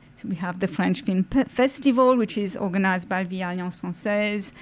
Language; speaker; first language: English; non-native, fluent; French